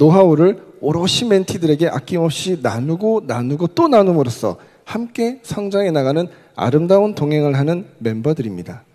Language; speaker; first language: Korean; native; Korean